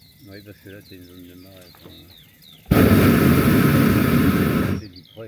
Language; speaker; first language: French; native; French